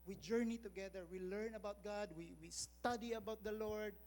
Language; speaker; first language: English; non-native, local second language; Filipino